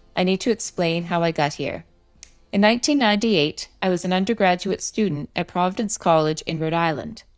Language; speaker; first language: English; native; English